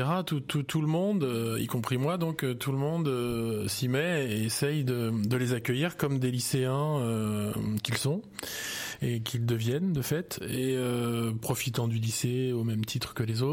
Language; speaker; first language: French; native; French